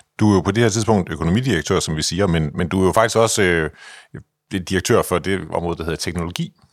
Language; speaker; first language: Danish; native; Danish